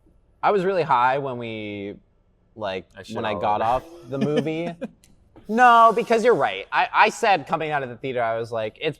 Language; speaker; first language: English; native; English